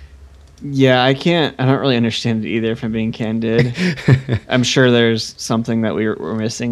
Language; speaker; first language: English; native; English